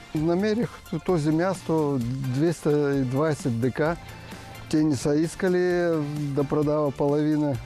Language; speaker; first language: Bulgarian; non-native, learner; Russian